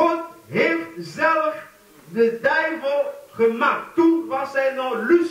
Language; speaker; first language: Dutch; non-native, fluent; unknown